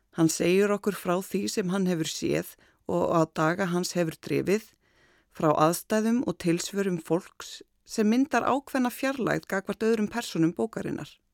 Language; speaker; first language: Icelandic; native; Icelandic